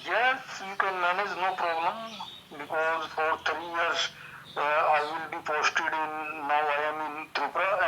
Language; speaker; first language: English; non-native, learner; Marathi